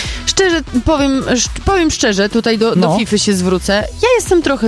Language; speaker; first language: Polish; native; Polish